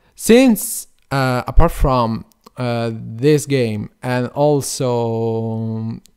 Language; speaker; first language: English; non-native, fluent; Italian